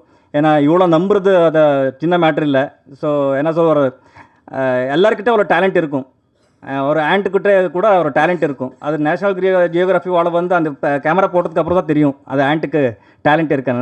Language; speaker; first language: Tamil; non-native, learner; Kannada